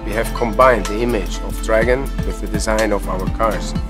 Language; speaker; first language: English; non-native, fluent; German